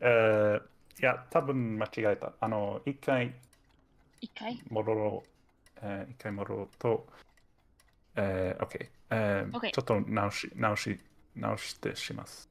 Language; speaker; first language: Japanese; non-native, fluent; Danish